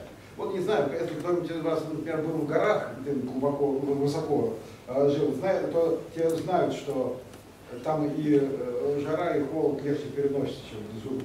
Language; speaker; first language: Russian; native; Russian